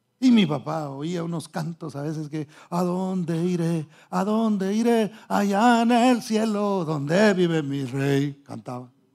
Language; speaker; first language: Spanish; early bilingual, heritage; Spanish